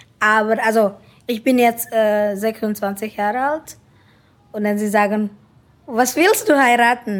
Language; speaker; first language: German; non-native, learner; Indonesian